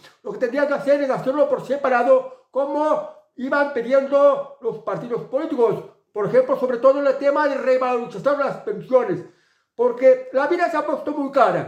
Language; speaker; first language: Spanish; native; Spanish